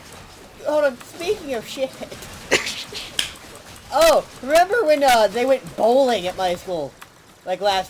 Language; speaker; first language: English; native; English